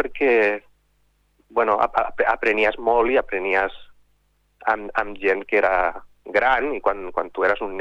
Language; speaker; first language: Catalan; non-native, local second language; Spanish